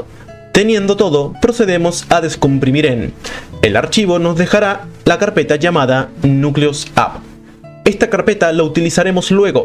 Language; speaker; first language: Spanish; native; Spanish